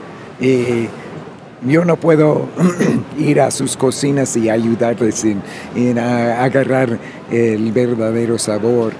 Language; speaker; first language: Spanish; non-native, fluent; English